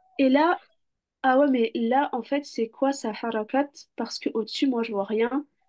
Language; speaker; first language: French; native; French